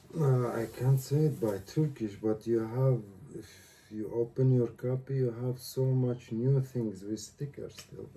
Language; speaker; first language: English; non-native, learner; Turkish